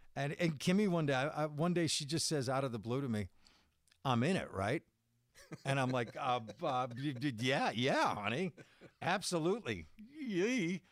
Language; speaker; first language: English; native; English